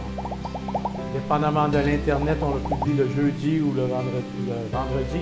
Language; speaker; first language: French; non-native, fluent; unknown